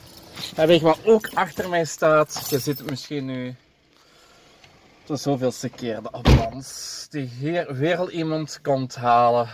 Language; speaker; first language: Dutch; native; Dutch